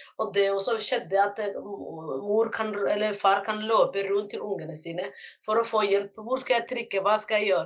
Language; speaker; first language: Norwegian; non-native, fluent; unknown